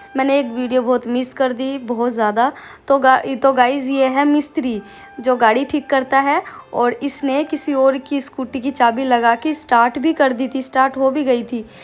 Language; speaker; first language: Hindi; non-native, local second language; Bangla